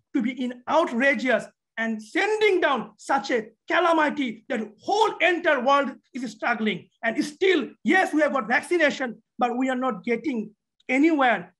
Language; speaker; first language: English; non-native, local second language; Bangla